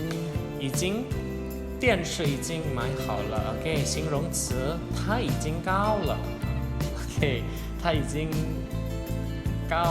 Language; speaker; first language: Chinese; non-native, fluent; Indonesian